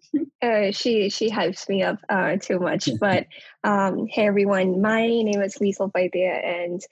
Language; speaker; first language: English; non-native, local second language; Nepali